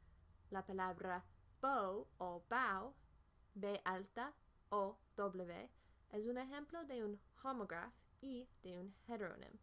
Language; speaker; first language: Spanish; non-native, fluent; English